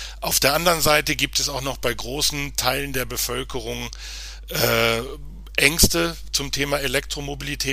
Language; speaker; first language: German; native; German